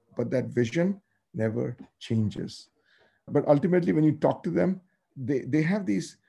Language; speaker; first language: English; non-native, local second language; Tamil